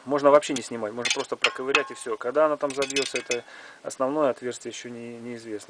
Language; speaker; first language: Russian; native; Russian